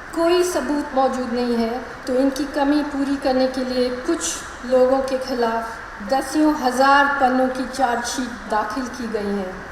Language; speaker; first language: Hindi; non-native, local second language; English